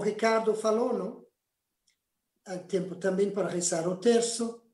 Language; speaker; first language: Portuguese; non-native, fluent; Spanish